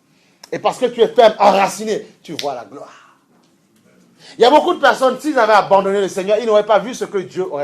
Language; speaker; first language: French; native; French